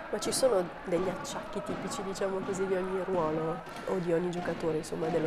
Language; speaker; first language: Italian; native; Italian